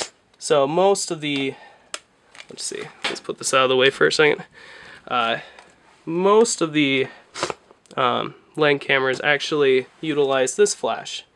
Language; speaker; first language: English; native; English